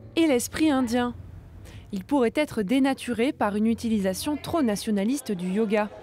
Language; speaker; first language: French; native; French